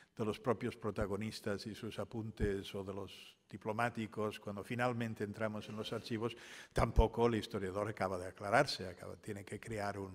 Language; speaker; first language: Spanish; non-native, local second language; Catalan